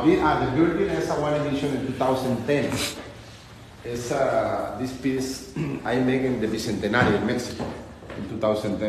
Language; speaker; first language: English; non-native, learner; Spanish